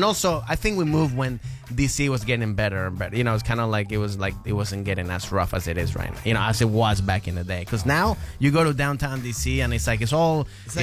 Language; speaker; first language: English; native; English